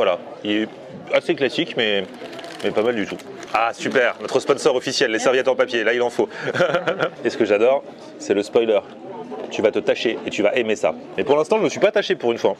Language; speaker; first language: French; native; French